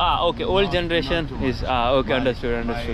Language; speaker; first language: English; non-native, local second language; Hindi